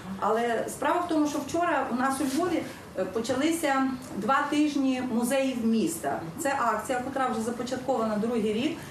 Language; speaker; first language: Ukrainian; native; Ukrainian